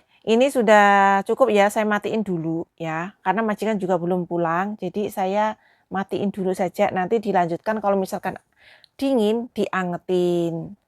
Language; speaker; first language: Indonesian; non-native, local second language; Javanese